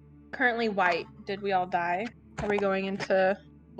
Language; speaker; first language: English; native; English